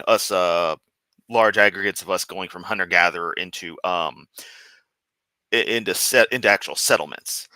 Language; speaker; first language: English; native; English